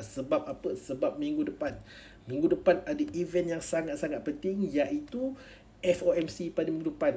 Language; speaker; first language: Malay; native; Malay